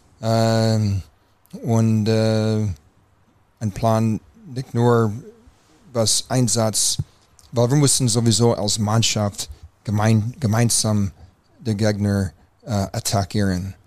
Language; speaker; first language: German; non-native, fluent; English